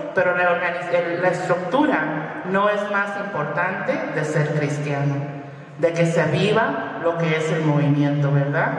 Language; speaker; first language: Spanish; early bilingual, other home language; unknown